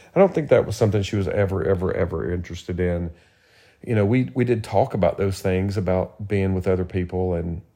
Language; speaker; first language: English; native; English